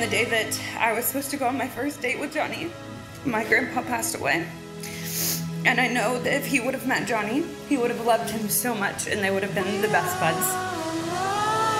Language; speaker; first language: English; native; English